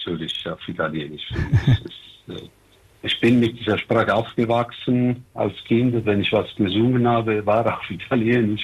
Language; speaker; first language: German; non-native, fluent; Italian